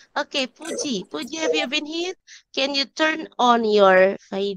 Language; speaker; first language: English; non-native, learner; Indonesian